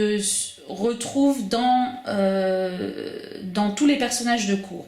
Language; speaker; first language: French; native; French